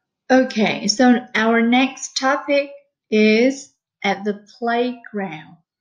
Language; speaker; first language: English; non-native, fluent; Vietnamese